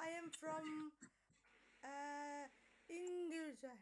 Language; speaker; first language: English; non-native, learner; Indonesian